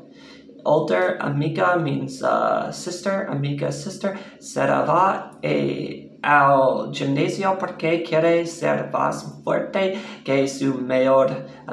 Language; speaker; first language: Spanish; non-native, learner; English